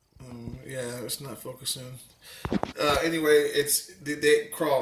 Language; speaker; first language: English; native; English